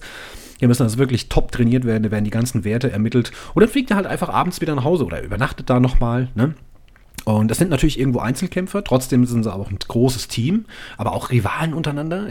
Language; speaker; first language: German; native; German